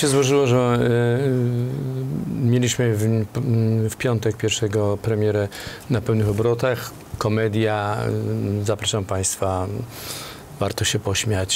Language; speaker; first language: Polish; native; Polish